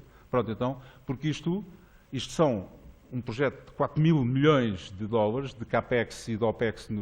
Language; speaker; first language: Portuguese; native; Portuguese